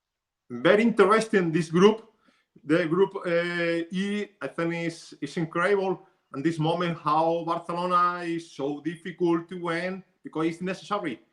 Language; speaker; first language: English; non-native, learner; Spanish